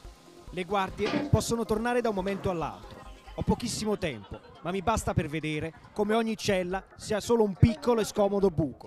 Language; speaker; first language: Italian; native; Italian